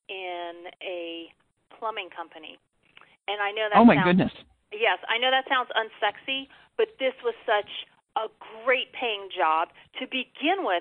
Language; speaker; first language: English; native; English